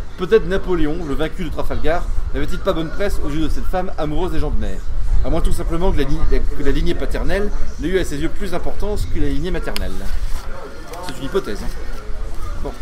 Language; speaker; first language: French; native; French